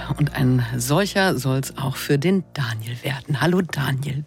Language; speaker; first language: German; native; German